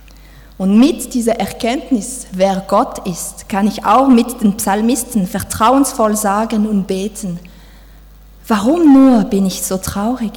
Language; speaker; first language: German; non-native, fluent; French